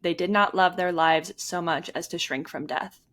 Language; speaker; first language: English; native; English